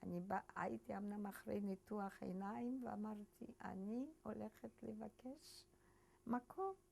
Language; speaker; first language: Hebrew; early bilingual, other home language; Polish